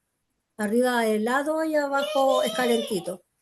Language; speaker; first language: Spanish; native; Spanish